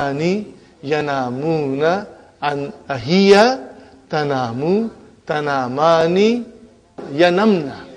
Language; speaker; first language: Arabic; non-native, fluent; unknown